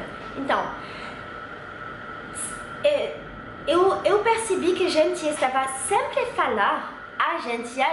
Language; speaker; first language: Portuguese; non-native, fluent; French